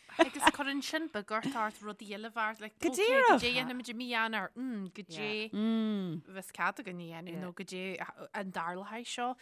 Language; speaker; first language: Irish; native; Irish